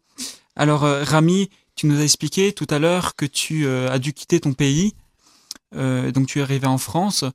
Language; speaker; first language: French; native; French